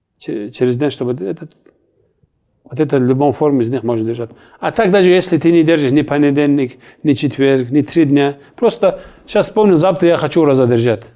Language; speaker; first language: Russian; non-native, local second language; Kumyk